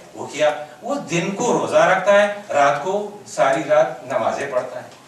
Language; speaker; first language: Urdu; non-native, local second language; Pashto